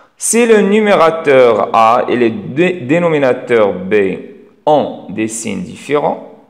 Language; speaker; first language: French; non-native, local second language; Arabic